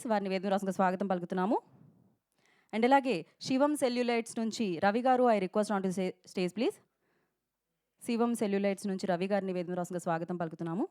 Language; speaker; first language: Telugu; native; Telugu